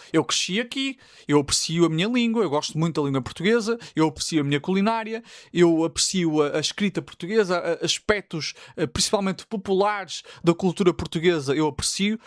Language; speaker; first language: Portuguese; native; Portuguese